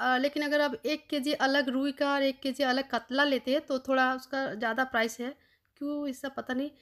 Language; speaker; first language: Hindi; non-native, local second language; Bangla